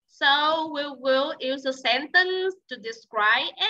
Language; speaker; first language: English; non-native, learner; Vietnamese